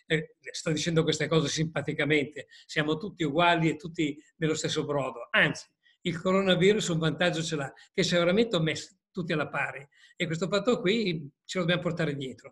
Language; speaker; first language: Italian; native; Italian